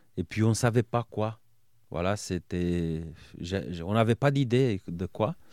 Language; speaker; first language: French; non-native, fluent; Romanian